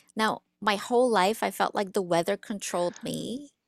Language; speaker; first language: English; early bilingual, other home language; Russian